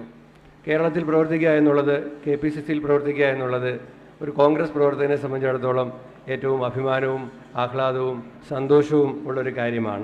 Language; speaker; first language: Malayalam; native; Malayalam